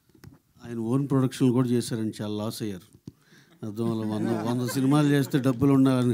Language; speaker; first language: Telugu; native; Telugu